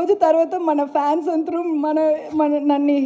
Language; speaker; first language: Telugu; non-native, learner; Tamil